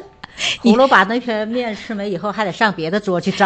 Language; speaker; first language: Chinese; native; Chinese